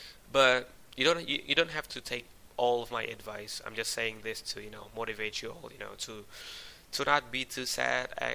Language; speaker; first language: English; non-native, fluent; Indonesian